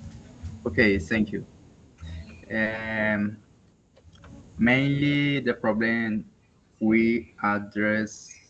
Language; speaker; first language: English; non-native, learner; Spanish